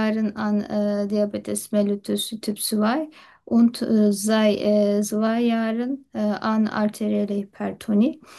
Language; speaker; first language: German; non-native, learner; Turkish